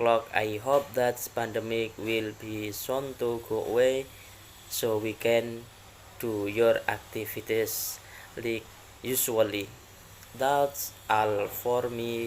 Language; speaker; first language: English; non-native, learner; Indonesian